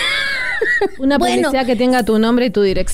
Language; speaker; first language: Spanish; native; Spanish